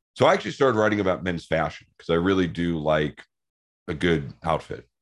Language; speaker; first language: English; native; English